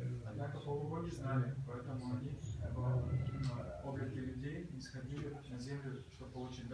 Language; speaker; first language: Russian; native; Russian